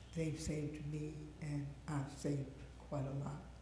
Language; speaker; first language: English; native; English